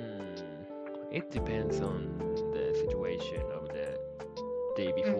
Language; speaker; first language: English; non-native, learner; Japanese